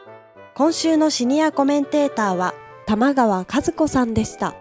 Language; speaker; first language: Japanese; native; Japanese